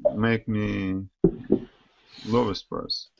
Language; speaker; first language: English; non-native, learner; Russian